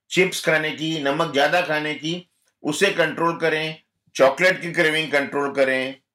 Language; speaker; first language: Hindi; non-native, local second language; Gujarati